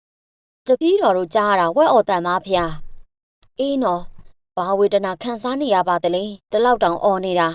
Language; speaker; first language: Burmese; native; Burmese